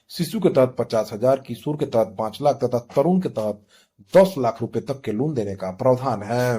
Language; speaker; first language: Hindi; native; Hindi